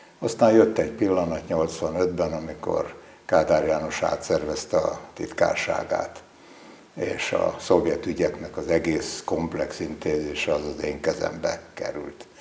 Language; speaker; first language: Hungarian; native; Hungarian